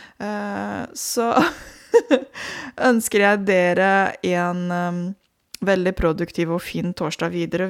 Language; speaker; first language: Norwegian; non-native, fluent; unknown